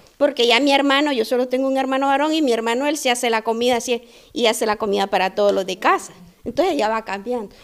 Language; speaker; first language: Spanish; native; Spanish